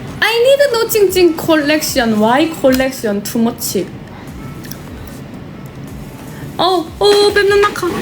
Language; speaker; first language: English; non-native, learner; Korean